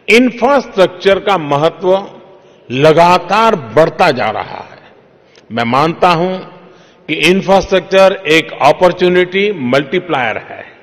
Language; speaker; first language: Hindi; non-native, local second language; Gujarati